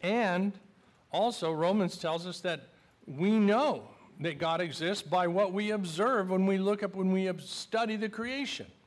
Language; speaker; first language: English; native; English